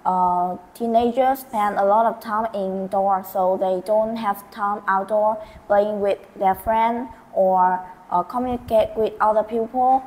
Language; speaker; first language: English; non-native, learner; Vietnamese